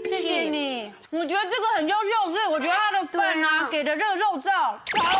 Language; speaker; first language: Chinese; native; Chinese